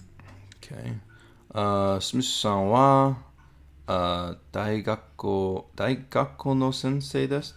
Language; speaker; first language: Japanese; non-native, learner; English